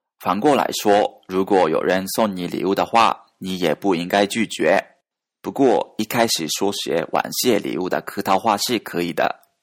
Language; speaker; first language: Chinese; non-native, fluent; Japanese